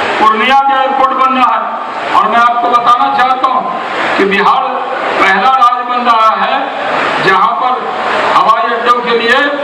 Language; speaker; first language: Hindi; native; Hindi